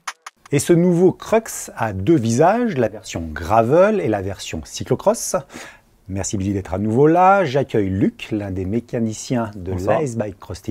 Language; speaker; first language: French; native; French